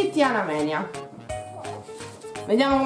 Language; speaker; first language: Italian; native; Italian